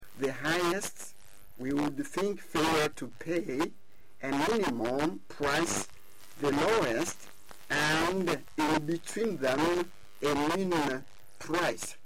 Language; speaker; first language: English; non-native, fluent; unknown